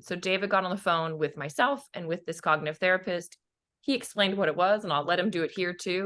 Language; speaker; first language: English; native; English